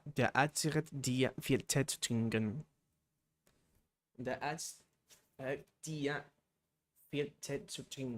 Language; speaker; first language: German; non-native, learner; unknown